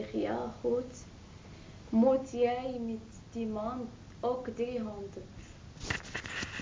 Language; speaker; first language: Dutch; non-native, learner; Arabic